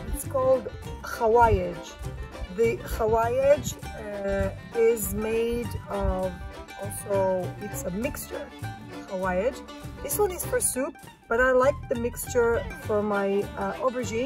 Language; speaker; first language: English; non-native, fluent; French